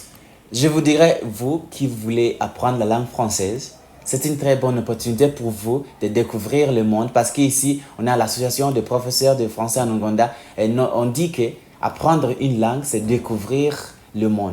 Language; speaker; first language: French; non-native, fluent; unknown